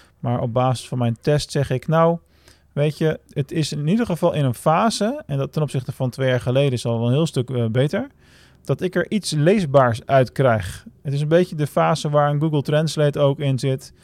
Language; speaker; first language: Dutch; native; Dutch